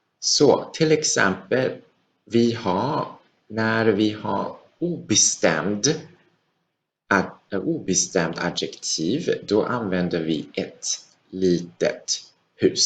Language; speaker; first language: Swedish; non-native, fluent; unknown